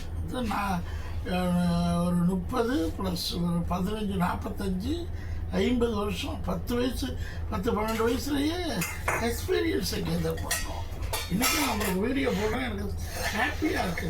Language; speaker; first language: Tamil; native; Tamil